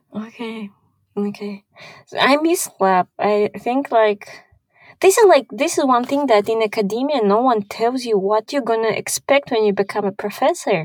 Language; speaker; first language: English; non-native, fluent; Kazakh